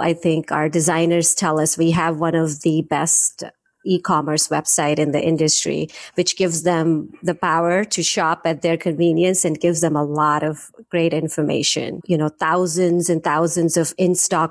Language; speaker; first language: English; non-native, local second language; Hindi